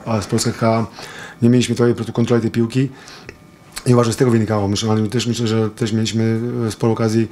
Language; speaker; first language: Polish; non-native, fluent; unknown